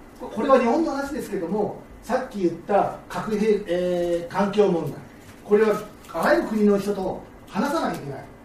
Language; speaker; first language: Japanese; native; Japanese